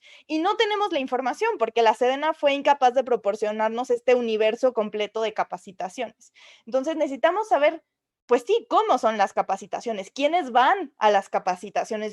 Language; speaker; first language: Spanish; native; Spanish